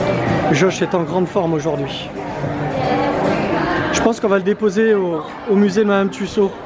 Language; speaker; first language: French; native; French